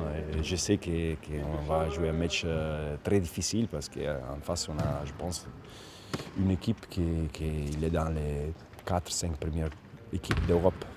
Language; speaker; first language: French; non-native, fluent; Italian